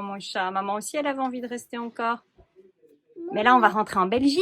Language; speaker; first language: French; native; French